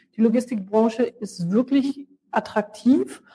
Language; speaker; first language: German; native; German